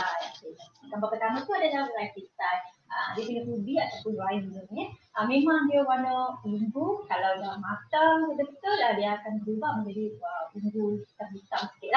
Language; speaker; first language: Malay; native; Malay